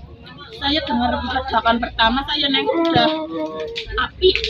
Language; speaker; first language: Indonesian; non-native, local second language; Javanese